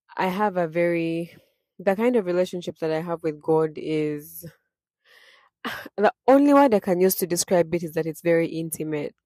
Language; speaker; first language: English; non-native, local second language; Ganda